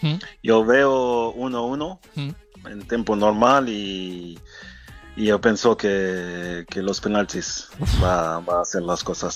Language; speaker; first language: Spanish; non-native, fluent; French